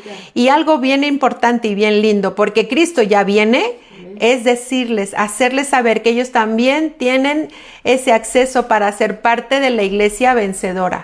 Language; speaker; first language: Spanish; native; Spanish